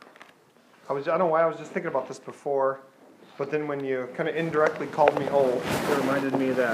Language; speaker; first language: English; native; English